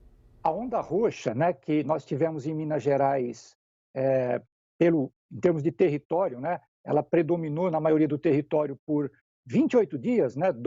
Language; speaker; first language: Portuguese; native; Portuguese